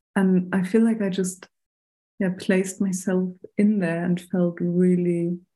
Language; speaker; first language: English; non-native, fluent; German